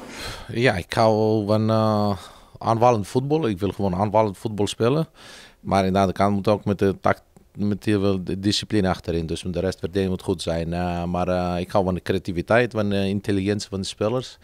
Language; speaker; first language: Dutch; non-native, fluent; Greek